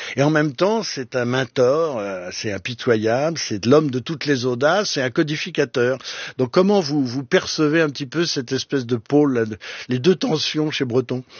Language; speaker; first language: French; native; French